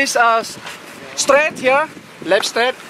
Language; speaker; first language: English; non-native, learner; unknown